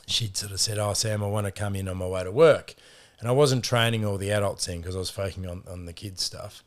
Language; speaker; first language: English; native; English